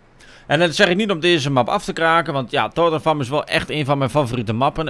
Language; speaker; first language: Dutch; native; Dutch